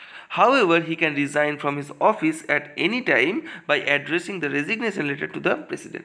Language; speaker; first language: English; non-native, local second language; Bangla